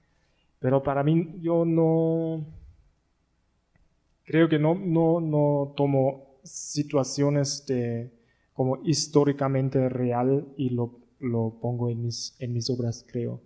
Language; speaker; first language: Spanish; non-native, learner; German